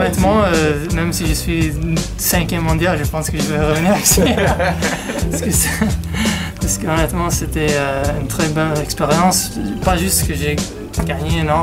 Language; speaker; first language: French; non-native, fluent; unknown